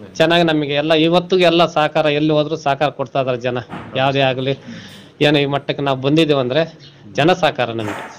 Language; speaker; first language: Kannada; non-native, local second language; Telugu